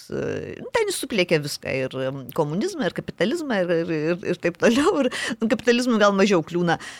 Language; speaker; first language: Lithuanian; native; Lithuanian